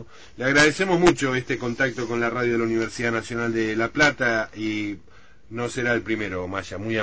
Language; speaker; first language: Spanish; native; Spanish